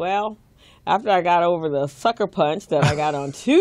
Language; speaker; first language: English; native; English